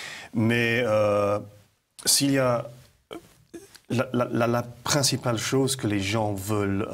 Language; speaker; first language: French; non-native, fluent; English